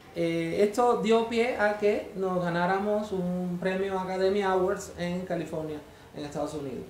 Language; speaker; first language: Spanish; native; Spanish